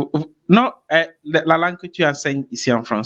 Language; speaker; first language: French; non-native, fluent; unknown